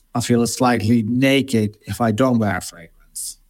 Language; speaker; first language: English; non-native, fluent; Finnish